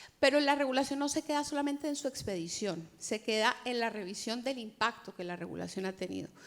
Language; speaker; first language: Spanish; native; Spanish